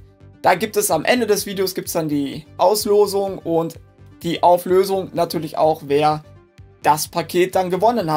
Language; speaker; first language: German; native; German